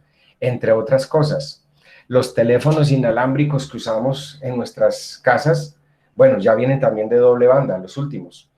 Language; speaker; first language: Spanish; native; Spanish